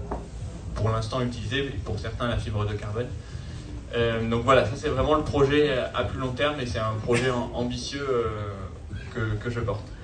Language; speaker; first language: French; native; French